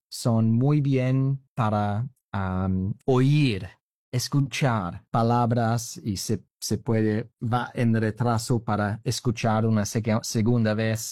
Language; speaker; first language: Spanish; non-native, learner; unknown